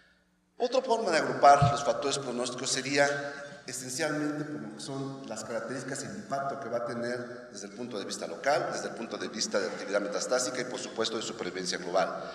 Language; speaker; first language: Spanish; native; Spanish